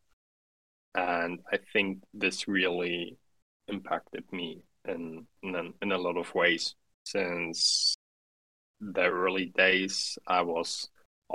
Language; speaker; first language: English; non-native, fluent; German